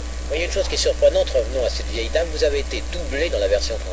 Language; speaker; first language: French; native; French